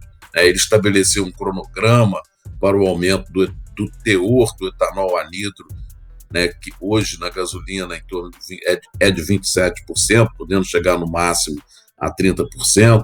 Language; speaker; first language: Portuguese; native; Portuguese